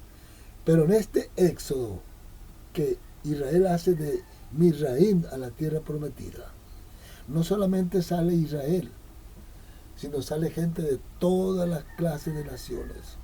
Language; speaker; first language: Spanish; native; Spanish